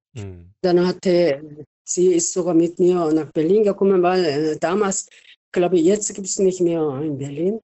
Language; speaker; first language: German; non-native, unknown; Korean